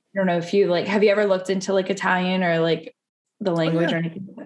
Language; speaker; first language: English; early bilingual, other home language; Italian